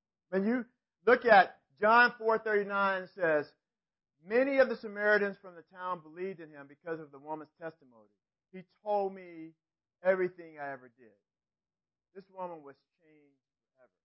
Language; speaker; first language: English; native; English